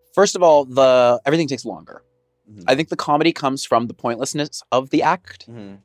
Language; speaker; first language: English; native; English